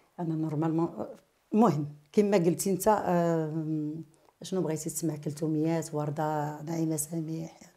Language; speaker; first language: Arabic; native; Arabic